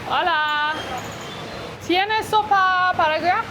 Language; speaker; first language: Spanish; non-native, learner; Persian